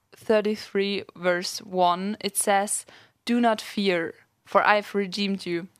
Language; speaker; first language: English; non-native, fluent; German